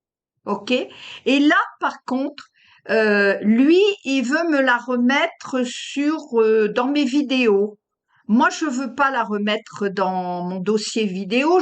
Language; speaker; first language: French; native; French